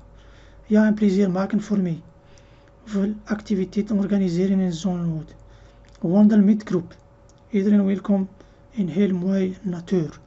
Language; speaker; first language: Dutch; non-native, learner; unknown